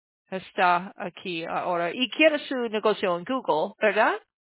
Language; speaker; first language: Spanish; non-native, learner; English